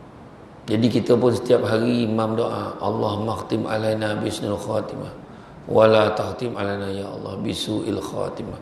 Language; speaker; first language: Malay; native; Malay